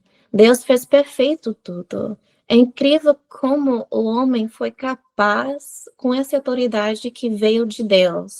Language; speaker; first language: Portuguese; non-native, fluent; English